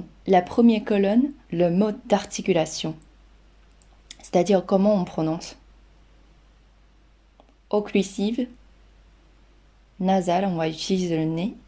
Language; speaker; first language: French; non-native, fluent; Chinese